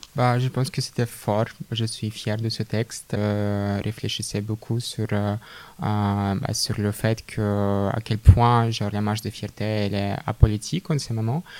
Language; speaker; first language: French; non-native, fluent; Russian